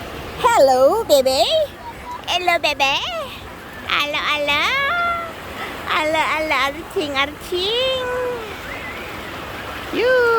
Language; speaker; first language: English; non-native, local second language; Filipino